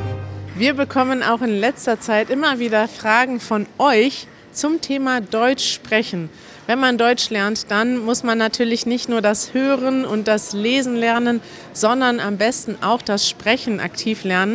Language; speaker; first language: German; native; German